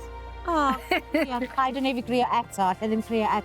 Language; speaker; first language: Welsh; native; Welsh